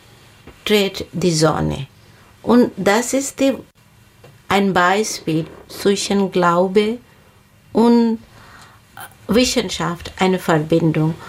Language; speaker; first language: German; non-native, learner; Bangla